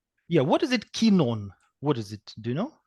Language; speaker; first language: English; non-native, fluent; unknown